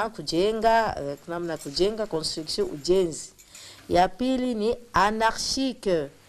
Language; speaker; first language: Swahili; native; Swahili